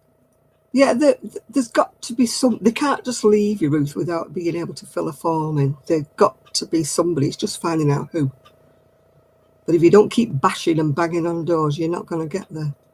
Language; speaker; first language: English; native; English